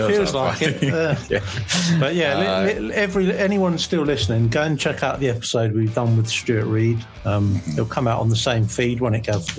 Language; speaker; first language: English; native; English